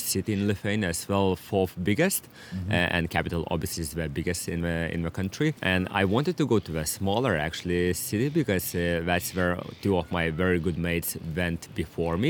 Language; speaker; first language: English; non-native, fluent; Lithuanian